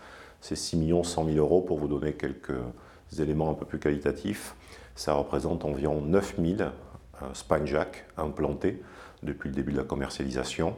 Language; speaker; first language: French; native; French